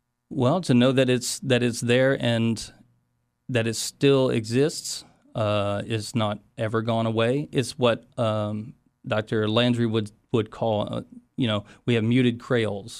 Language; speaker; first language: English; native; English